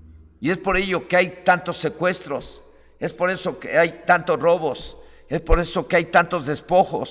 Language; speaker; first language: Spanish; native; Spanish